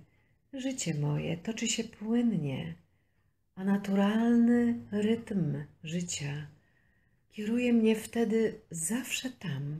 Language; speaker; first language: Polish; native; Polish